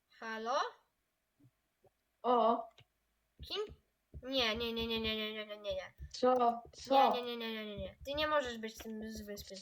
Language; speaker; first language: Polish; native; Polish